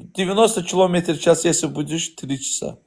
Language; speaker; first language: Russian; non-native, learner; Azerbaijani